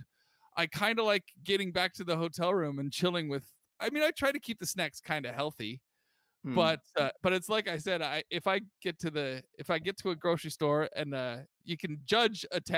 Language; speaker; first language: English; native; English